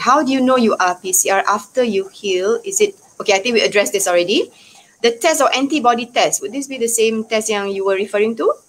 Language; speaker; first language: English; non-native, local second language; Malay